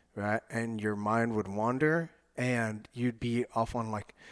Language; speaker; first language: English; native; English